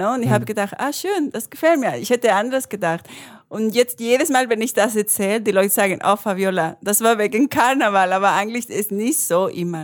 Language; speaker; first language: German; non-native, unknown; Spanish